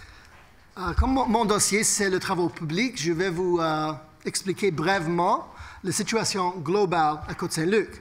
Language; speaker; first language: French; non-native, local second language; English